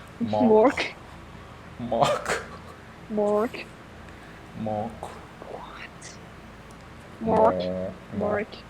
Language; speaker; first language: English; non-native, learner; Thai